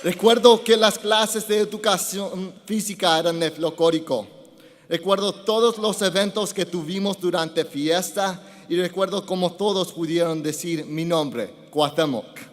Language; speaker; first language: Spanish; early bilingual, heritage; Spanish